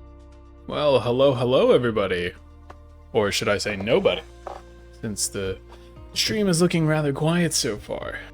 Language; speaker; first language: English; native; English